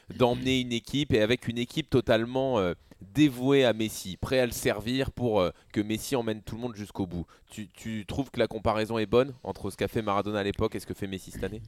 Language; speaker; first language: French; native; French